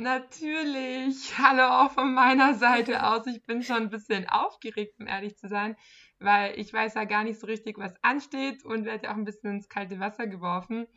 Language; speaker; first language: German; native; German